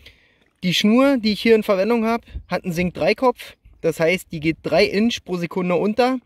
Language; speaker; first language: German; native; German